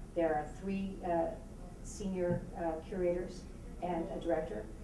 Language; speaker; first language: English; native; English